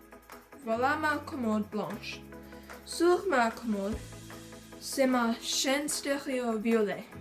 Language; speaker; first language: French; non-native, learner; English